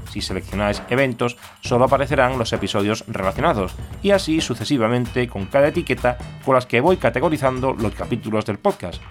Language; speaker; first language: Spanish; native; Spanish